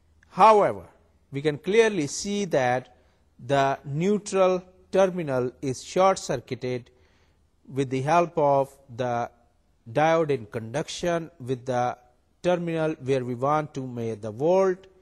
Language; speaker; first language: English; non-native, local second language; Urdu